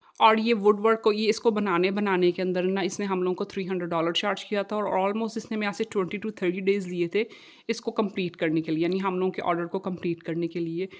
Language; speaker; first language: Urdu; non-native, local second language; Punjabi